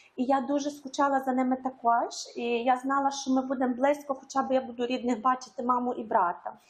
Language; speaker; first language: Ukrainian; native; Ukrainian